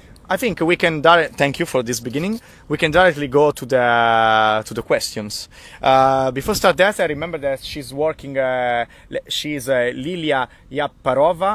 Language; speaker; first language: English; non-native, fluent; Italian